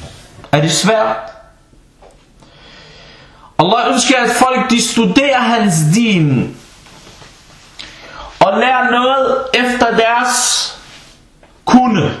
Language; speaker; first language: Danish; non-native, fluent; Arabic